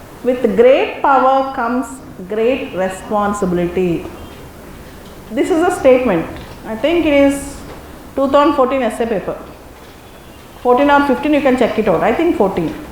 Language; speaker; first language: English; non-native, local second language; Telugu